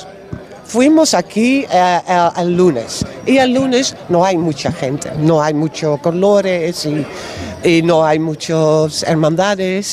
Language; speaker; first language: Spanish; non-native, learner; Dutch